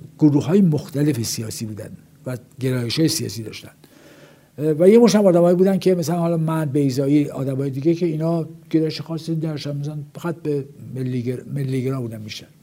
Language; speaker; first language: Persian; native; Persian